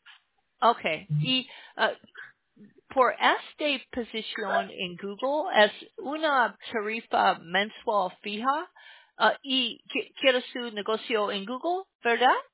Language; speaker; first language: Spanish; non-native, learner; English